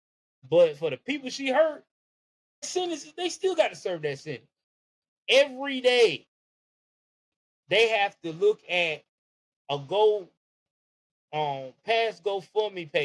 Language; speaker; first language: English; native; English